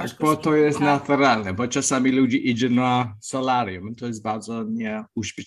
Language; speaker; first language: Polish; non-native, learner; English